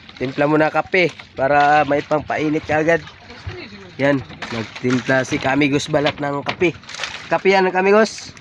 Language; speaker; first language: Filipino; non-native, local second language; Cebuano